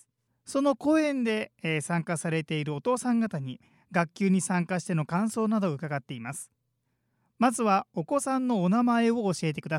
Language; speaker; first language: Japanese; native; Japanese